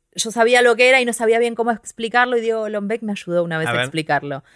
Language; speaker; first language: Spanish; native; Spanish